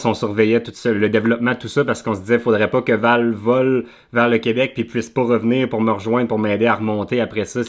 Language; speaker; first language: French; native; French